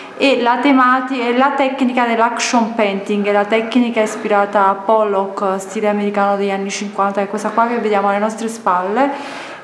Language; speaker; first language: Italian; native; Italian